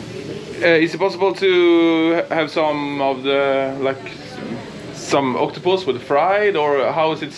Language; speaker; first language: English; non-native, fluent; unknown